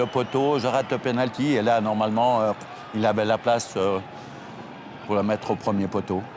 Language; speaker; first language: French; native; French